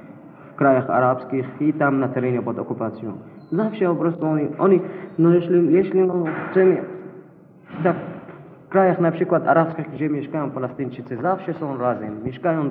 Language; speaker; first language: Polish; non-native, learner; Arabic